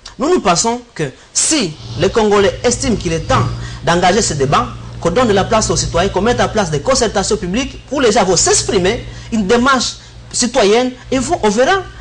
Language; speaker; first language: French; non-native, local second language; Swahili